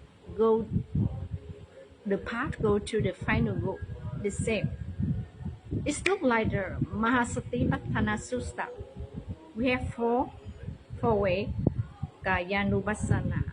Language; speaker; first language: English; non-native, learner; Vietnamese